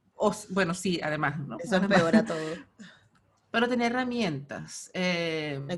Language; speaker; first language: Spanish; native; Spanish